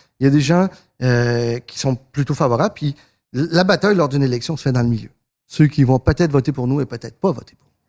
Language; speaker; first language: French; early bilingual, other home language; Spanish